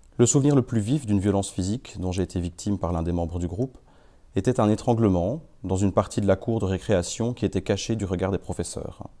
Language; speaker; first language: French; native; French